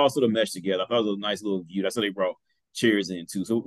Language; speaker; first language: English; native; English